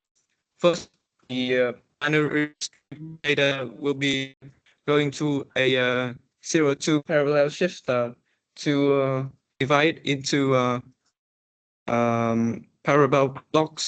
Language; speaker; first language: English; non-native, fluent; Vietnamese